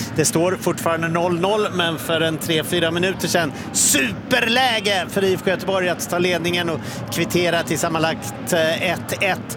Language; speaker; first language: Swedish; native; Swedish